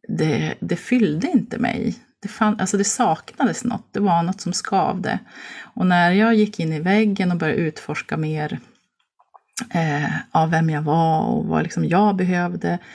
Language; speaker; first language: Swedish; native; Swedish